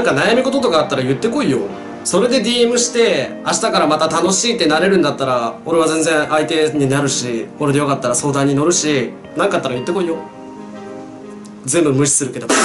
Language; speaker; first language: Japanese; native; Japanese